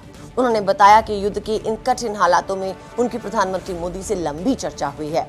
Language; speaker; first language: Hindi; native; Hindi